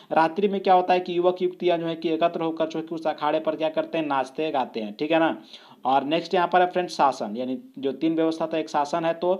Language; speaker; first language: Hindi; native; Hindi